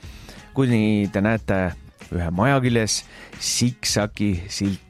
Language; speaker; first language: Estonian; native; Estonian